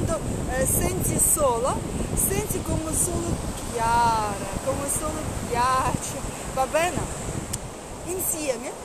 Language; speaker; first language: Italian; non-native, learner; Russian